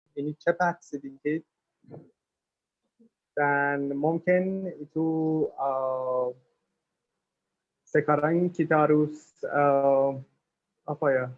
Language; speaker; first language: Indonesian; non-native, learner; English